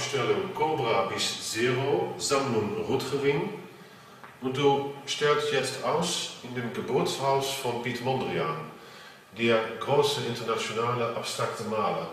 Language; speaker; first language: German; non-native, fluent; Dutch